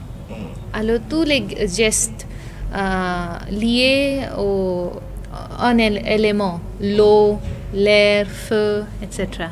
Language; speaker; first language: French; non-native, fluent; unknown